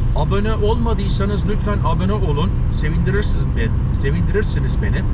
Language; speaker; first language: Turkish; native; Turkish